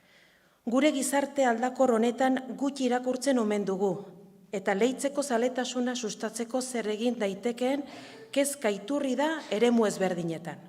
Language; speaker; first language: Basque; native; Basque